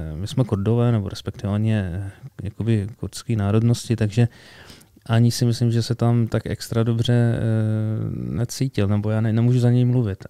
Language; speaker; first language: Czech; early bilingual, other home language; Arabic